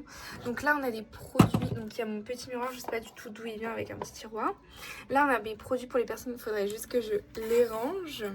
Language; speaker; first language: French; native; French